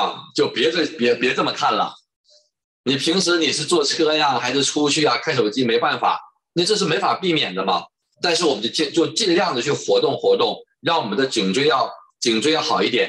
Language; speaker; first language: Chinese; native; Chinese